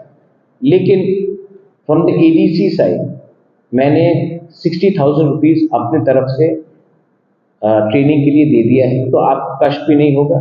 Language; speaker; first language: Hindi; non-native, local second language; Kok Borok